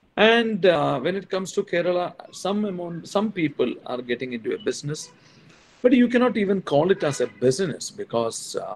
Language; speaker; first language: English; non-native, local second language; Malayalam